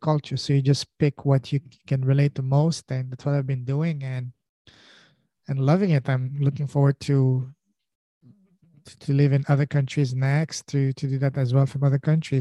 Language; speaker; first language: English; non-native, fluent; French